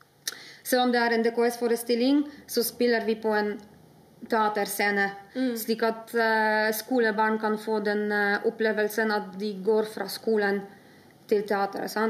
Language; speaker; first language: Norwegian; non-native, fluent; Polish